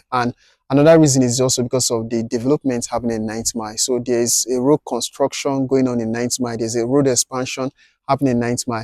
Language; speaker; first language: English; non-native, local second language; Igbo